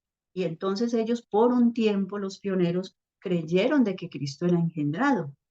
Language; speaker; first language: Spanish; native; Spanish